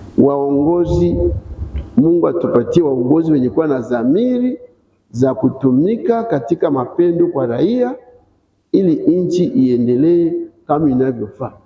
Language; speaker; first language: Swahili; non-native, local second language; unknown